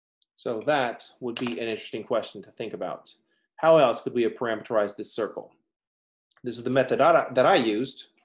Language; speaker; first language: English; native; English